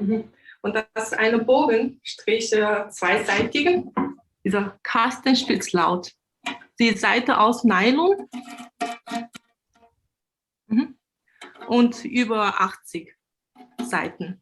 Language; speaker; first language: German; non-native, learner; Mongolian